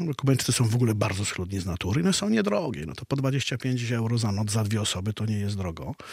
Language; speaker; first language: Polish; native; Polish